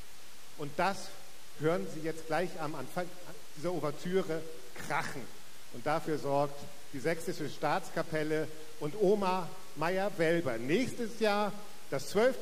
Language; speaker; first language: German; native; German